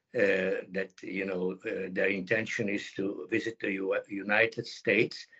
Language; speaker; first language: English; non-native, fluent; Hungarian